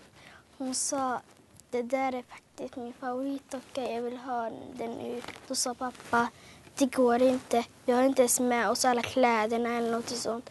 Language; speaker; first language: Swedish; early bilingual, other home language; Somali